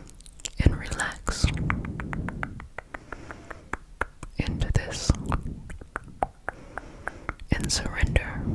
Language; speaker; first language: English; native; English